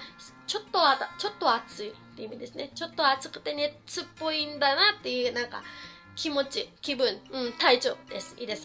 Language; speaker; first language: Japanese; non-native, fluent; Filipino